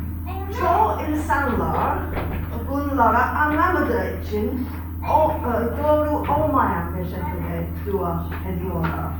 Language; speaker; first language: Turkish; non-native, fluent; English